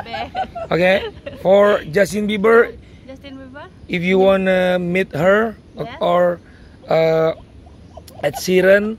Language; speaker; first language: English; non-native, learner; Indonesian